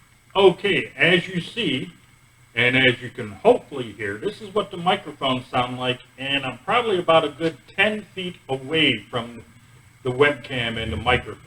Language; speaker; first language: English; native; English